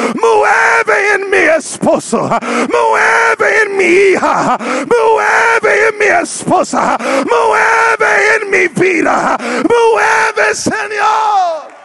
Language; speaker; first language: Spanish; non-native, learner; English